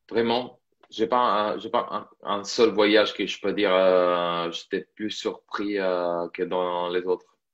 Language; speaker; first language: French; non-native, fluent; Italian